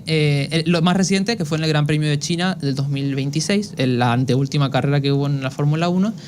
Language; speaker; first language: Spanish; native; Spanish